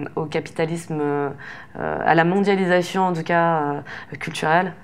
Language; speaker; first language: French; native; French